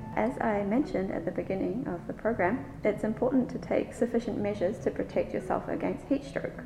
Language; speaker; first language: English; native; English